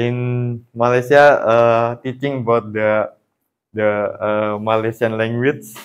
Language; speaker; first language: English; non-native, learner; Indonesian